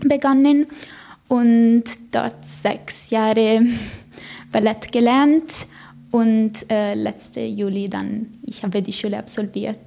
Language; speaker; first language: German; non-native, fluent; Italian